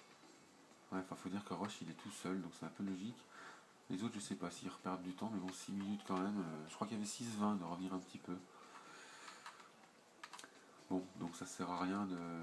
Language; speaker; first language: French; native; French